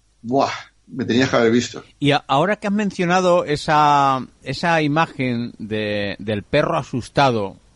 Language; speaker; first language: Spanish; native; Spanish